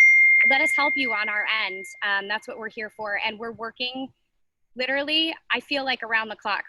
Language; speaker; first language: English; native; English